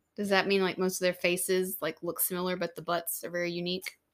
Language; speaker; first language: English; native; English